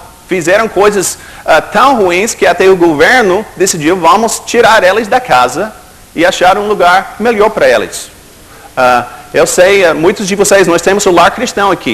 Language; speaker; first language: Portuguese; non-native, fluent; English